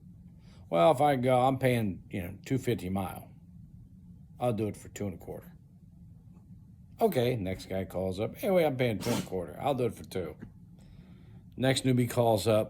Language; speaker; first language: English; native; English